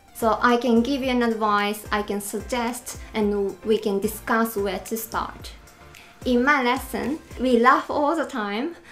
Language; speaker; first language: English; non-native, fluent; Japanese